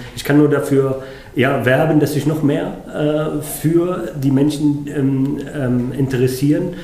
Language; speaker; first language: German; non-native, fluent; Arabic